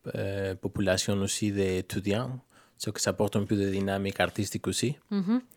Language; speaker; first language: French; non-native, fluent; Spanish